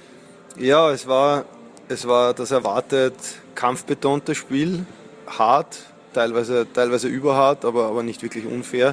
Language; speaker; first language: German; native; German